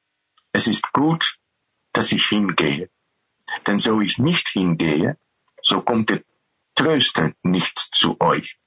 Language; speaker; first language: German; non-native, fluent; Dutch